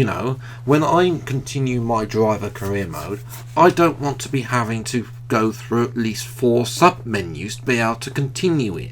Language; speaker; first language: English; native; English